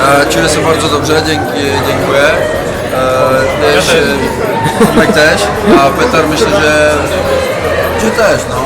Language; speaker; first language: Polish; non-native, learner; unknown